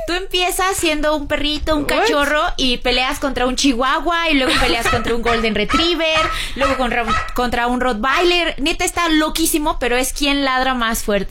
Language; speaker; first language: Spanish; native; Spanish